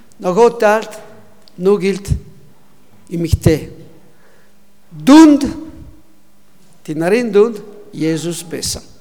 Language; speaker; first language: Mongolian; non-native, learner; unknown